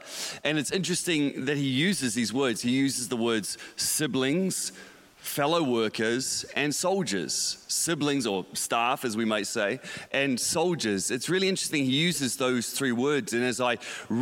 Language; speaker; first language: English; native; English